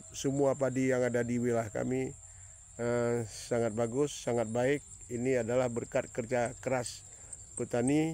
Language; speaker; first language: Indonesian; non-native, local second language; Achinese